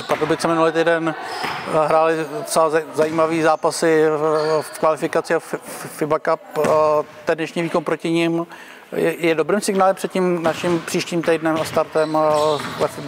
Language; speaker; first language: Czech; native; Czech